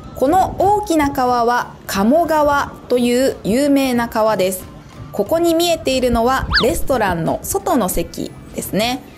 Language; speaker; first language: Japanese; native; Japanese